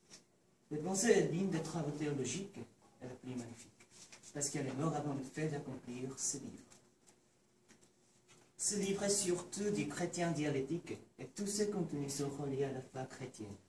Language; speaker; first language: French; non-native, learner; Korean